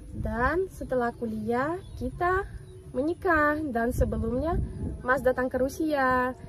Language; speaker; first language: Indonesian; non-native, fluent; Russian